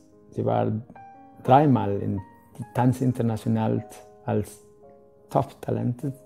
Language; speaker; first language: German; non-native, fluent; Spanish